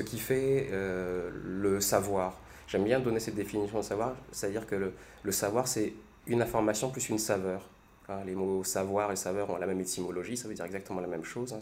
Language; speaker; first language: French; native; French